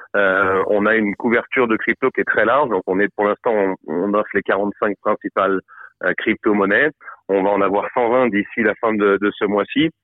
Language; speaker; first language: French; native; French